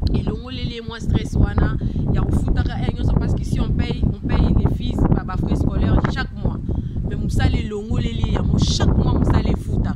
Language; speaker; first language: French; non-native, local second language; Lingala